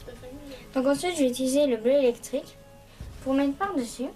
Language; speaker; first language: French; native; French